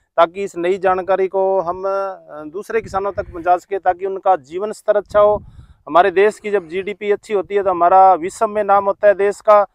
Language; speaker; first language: Hindi; native; Hindi